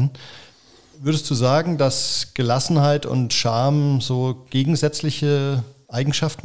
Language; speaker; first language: German; native; German